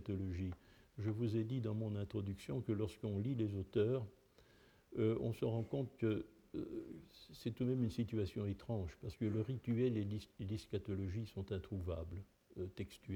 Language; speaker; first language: French; native; French